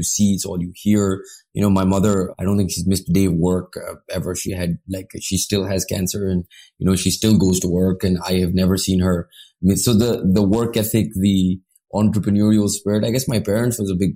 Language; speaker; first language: English; non-native, local second language; Urdu